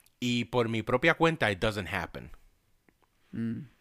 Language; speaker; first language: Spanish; early bilingual, heritage; Spanish